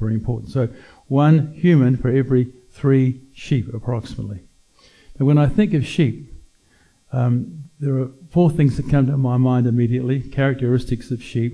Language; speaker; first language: English; native; English